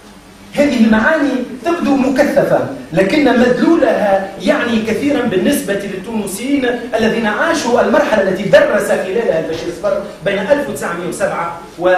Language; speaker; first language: Arabic; native; Arabic